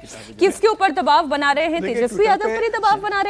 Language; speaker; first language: Hindi; native; Hindi